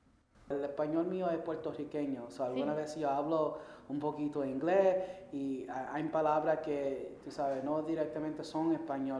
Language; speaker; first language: Spanish; early bilingual, heritage; Spanish